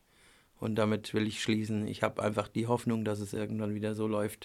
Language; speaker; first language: German; native; German